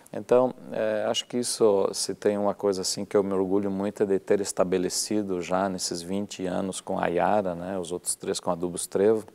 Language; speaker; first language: Portuguese; native; Portuguese